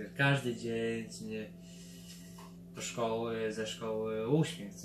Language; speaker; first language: Polish; early bilingual, heritage; Polish